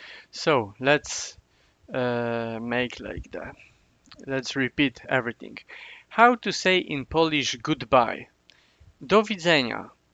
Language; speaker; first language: English; non-native, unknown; Polish